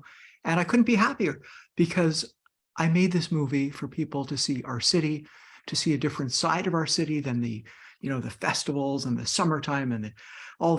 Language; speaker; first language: English; native; English